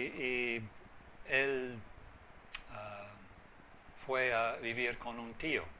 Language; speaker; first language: Spanish; non-native, fluent; English